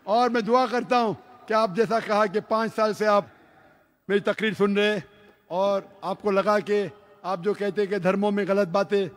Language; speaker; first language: Hindi; non-native, local second language; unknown